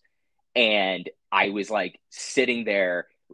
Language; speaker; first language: English; native; English